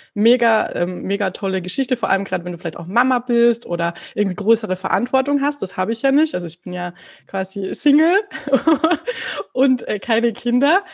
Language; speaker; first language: German; native; German